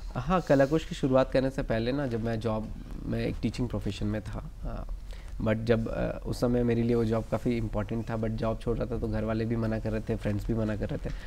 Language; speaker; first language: Hindi; native; Hindi